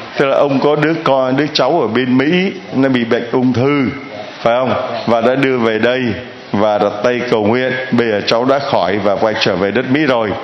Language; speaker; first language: Vietnamese; native; Vietnamese